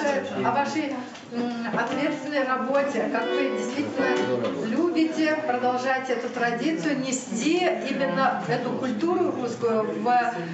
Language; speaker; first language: Russian; non-native, local second language; Uzbek